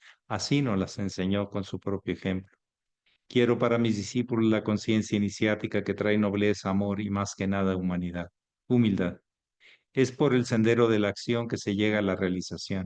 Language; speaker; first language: Spanish; native; Spanish